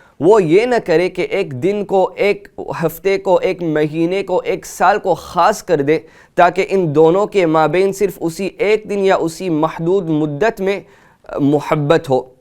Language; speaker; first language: Urdu; early bilingual, heritage; Urdu